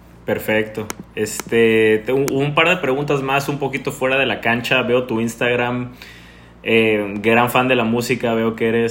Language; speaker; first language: Spanish; native; Spanish